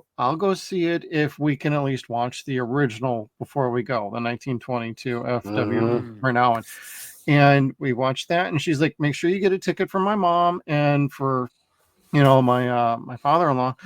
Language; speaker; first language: English; native; English